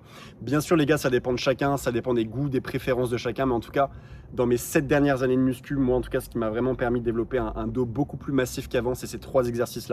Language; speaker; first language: French; native; French